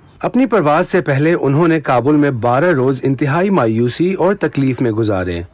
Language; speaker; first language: Urdu; native; Urdu